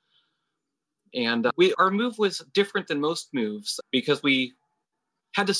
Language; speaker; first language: English; native; English